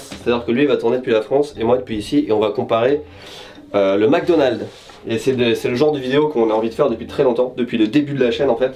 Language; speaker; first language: French; native; French